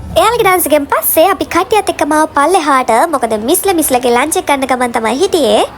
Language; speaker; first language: Sinhala; non-native, local second language; Tamil